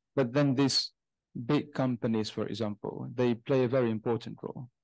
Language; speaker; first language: English; non-native, fluent; Indonesian